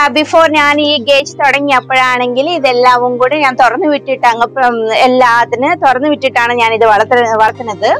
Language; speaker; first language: Malayalam; non-native, local second language; Telugu